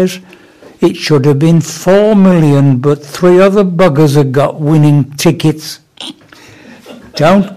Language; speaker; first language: English; native; English